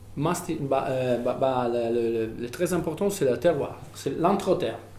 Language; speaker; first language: French; non-native, fluent; Italian